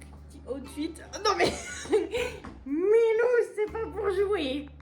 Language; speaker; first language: French; native; French